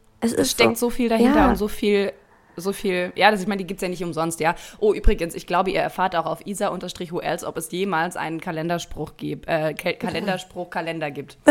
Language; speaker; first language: German; native; German